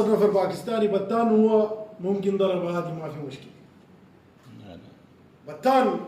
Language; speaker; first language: Arabic; non-native, learner; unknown